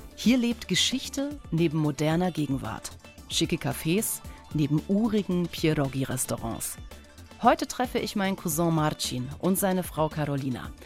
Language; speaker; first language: German; early bilingual, other home language; Polish